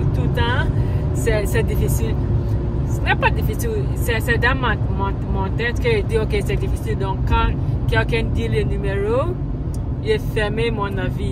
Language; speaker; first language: French; non-native, learner; English